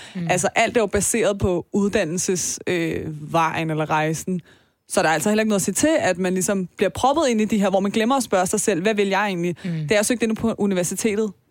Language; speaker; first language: Danish; early bilingual, other home language; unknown